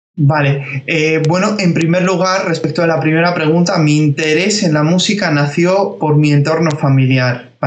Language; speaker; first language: Spanish; early bilingual, other home language; Georgian